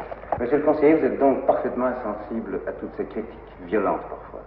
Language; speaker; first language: French; native; French